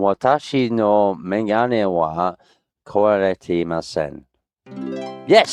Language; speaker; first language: Japanese; non-native, learner; English